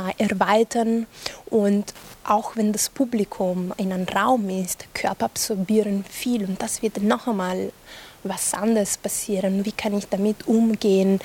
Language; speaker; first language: German; non-native, fluent; Italian